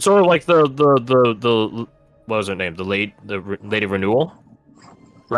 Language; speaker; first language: English; native; English